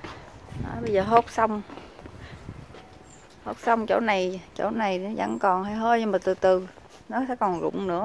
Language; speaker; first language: Vietnamese; native; Vietnamese